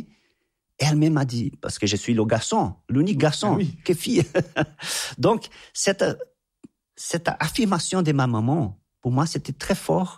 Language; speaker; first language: French; non-native, fluent; Portuguese